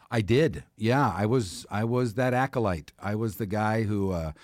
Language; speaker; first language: English; native; English